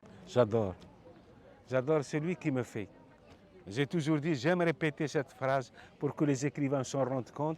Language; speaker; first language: French; non-native, local second language; Arabic